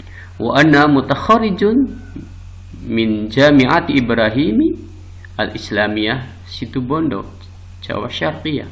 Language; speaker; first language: Arabic; non-native, fluent; Indonesian